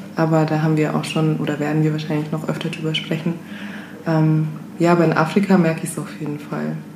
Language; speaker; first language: German; early bilingual, other home language; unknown